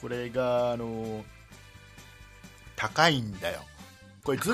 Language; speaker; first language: Japanese; native; Japanese